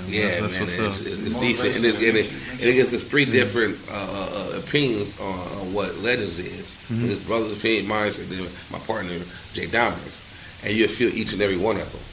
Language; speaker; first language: English; native; English